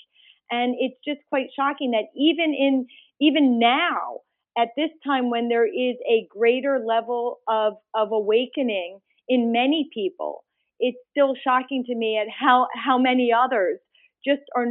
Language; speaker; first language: English; native; English